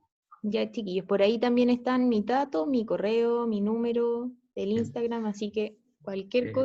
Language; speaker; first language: Spanish; native; Spanish